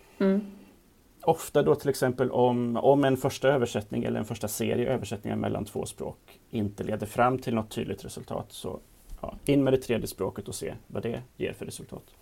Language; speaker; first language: Swedish; native; Swedish